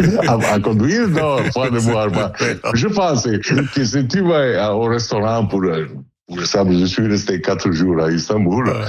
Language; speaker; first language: French; non-native, learner; Italian